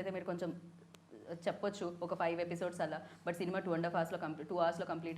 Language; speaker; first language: Telugu; native; Telugu